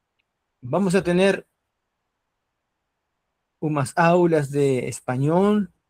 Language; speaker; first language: Spanish; non-native, fluent; Portuguese